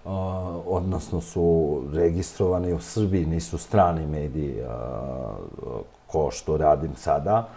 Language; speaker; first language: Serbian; non-native, local second language; Albanian